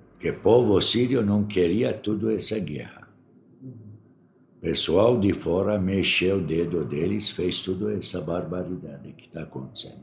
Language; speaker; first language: Portuguese; non-native, fluent; Arabic